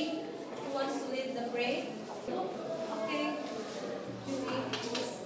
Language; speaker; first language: English; non-native, fluent; Indonesian